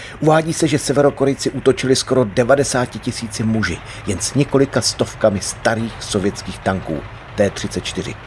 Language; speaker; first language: Czech; native; Czech